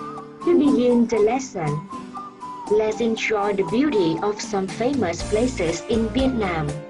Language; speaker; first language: English; non-native, fluent; Vietnamese